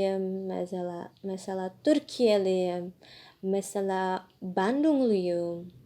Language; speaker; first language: Turkish; non-native, fluent; Indonesian